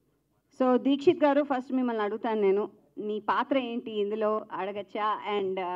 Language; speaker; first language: Telugu; native; Telugu